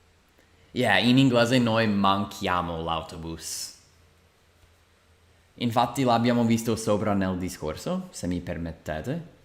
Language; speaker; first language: Italian; non-native, fluent; English